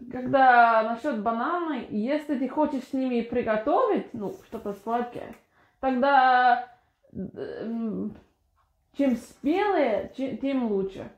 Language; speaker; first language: Russian; non-native, fluent; English